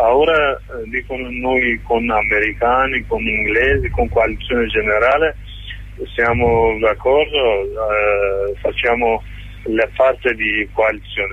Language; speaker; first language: Italian; non-native, learner; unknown